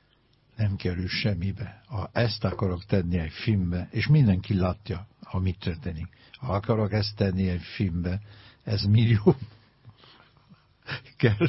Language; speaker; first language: Hungarian; non-native, learner; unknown